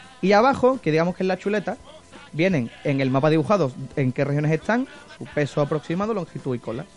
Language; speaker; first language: Spanish; native; Spanish